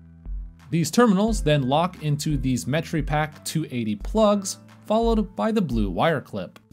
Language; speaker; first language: English; native; English